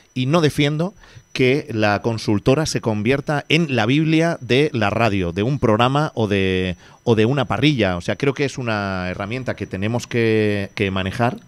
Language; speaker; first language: Spanish; native; Spanish